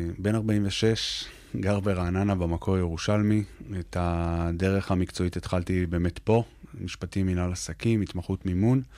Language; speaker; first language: Hebrew; native; Hebrew